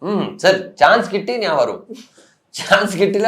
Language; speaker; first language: Malayalam; non-native, learner; Tamil